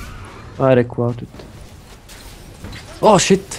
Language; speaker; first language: German; native; German